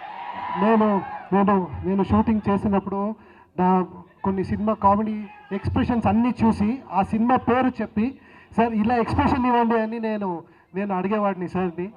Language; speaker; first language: Telugu; non-native, learner; Kannada